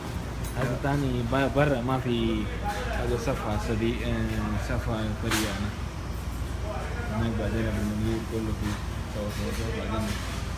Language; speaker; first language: Arabic; non-native, learner; Urdu